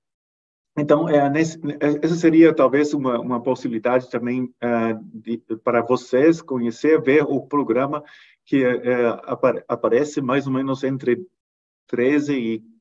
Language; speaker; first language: Portuguese; non-native, fluent; German